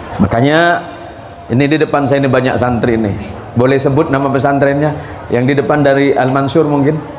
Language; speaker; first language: Indonesian; non-native, local second language; Madurese